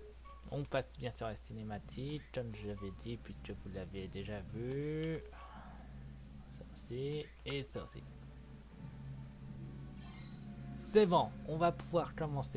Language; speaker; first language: French; native; French